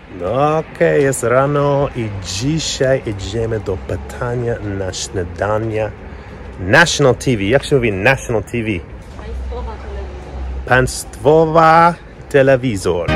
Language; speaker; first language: Polish; non-native, learner; English